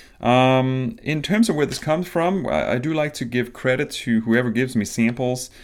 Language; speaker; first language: English; non-native, fluent; Danish